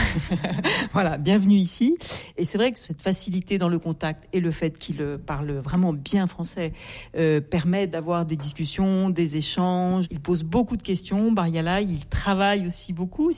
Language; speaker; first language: French; native; French